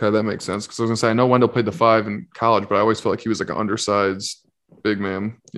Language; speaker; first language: English; native; English